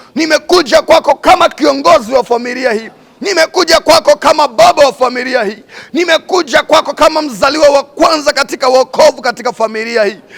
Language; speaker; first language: Swahili; non-native, local second language; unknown